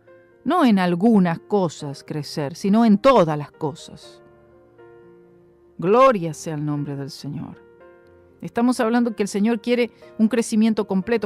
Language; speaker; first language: Spanish; native; Spanish